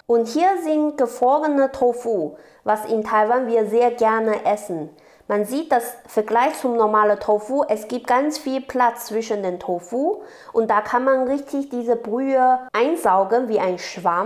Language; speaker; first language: German; non-native, learner; Chinese